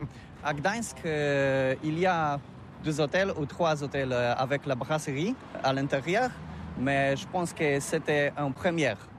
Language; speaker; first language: French; non-native, learner; Polish